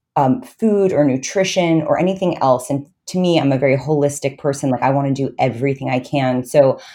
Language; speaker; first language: English; native; English